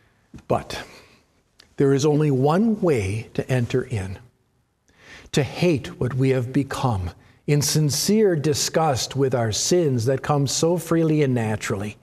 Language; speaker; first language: English; native; English